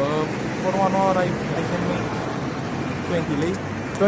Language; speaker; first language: English; non-native, fluent; Romanian